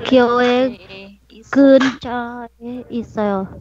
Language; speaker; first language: Korean; non-native, learner; Vietnamese